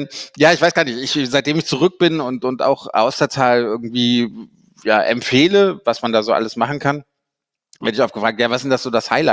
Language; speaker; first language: German; native; German